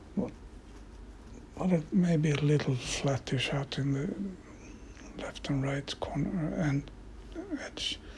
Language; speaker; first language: English; non-native, fluent; Swedish